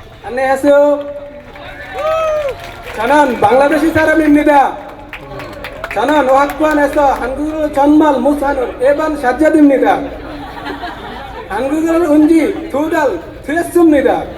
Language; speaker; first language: Korean; non-native, learner; Bangla